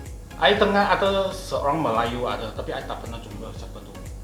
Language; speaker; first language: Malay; non-native, local second language; Chinese